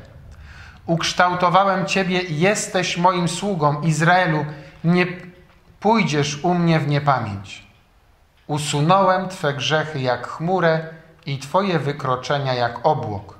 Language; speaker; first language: Polish; native; Polish